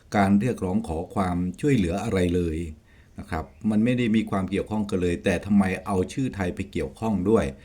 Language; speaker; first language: Thai; native; Thai